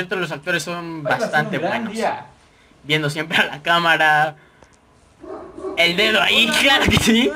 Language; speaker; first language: Spanish; native; Spanish